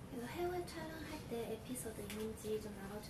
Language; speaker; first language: Korean; non-native, fluent; Chinese